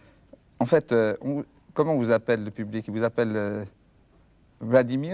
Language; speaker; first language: French; native; French